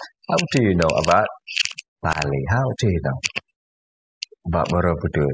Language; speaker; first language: English; non-native, fluent; Indonesian